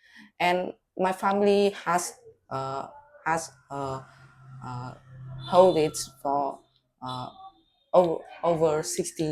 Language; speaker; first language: English; non-native, learner; Vietnamese